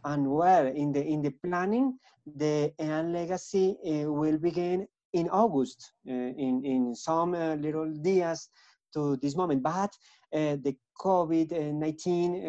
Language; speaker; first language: English; non-native, learner; Spanish